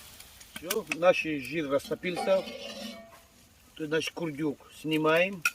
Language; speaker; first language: Russian; non-native, learner; Tajik